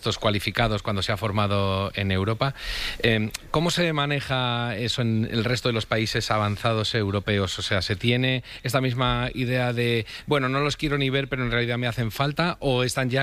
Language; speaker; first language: Spanish; native; Spanish